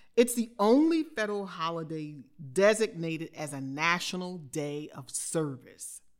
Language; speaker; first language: English; native; English